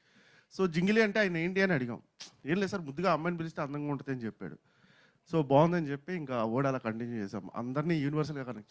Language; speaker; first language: Telugu; native; Telugu